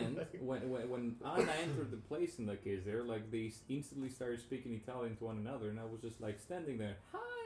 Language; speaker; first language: English; non-native, fluent; Greek